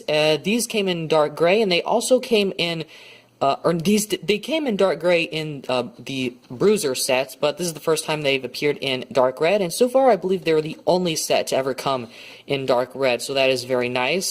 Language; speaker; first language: English; native; English